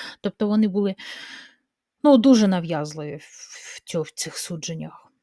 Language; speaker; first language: Ukrainian; non-native, local second language; Russian